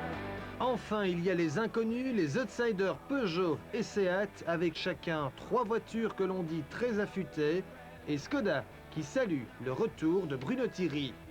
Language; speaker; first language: French; native; French